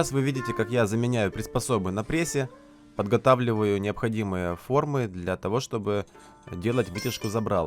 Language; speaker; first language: Russian; native; Russian